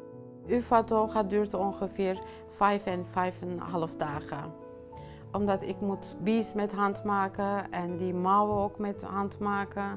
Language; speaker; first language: Dutch; non-native, learner; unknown